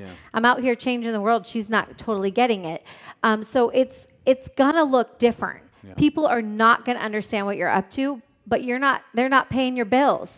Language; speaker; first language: English; native; English